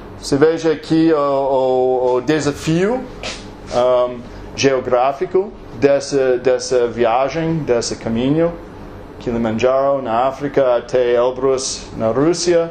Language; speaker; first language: Portuguese; non-native, learner; English